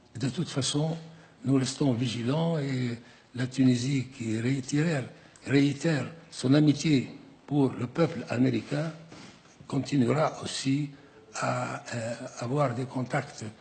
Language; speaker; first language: French; non-native, local second language; Arabic